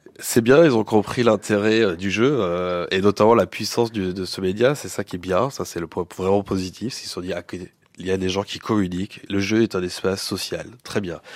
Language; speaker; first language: French; native; French